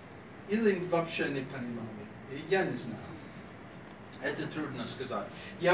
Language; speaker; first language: Russian; non-native, fluent; English